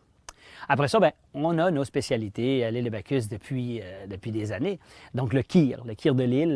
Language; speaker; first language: French; native; French